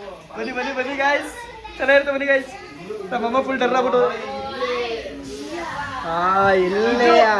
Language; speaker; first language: Kannada; native; Kannada